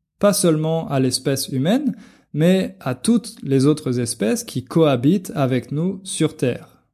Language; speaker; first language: French; native; French